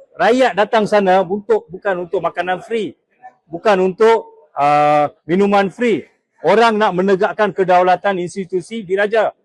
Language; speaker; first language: Malay; non-native, local second language; Tamil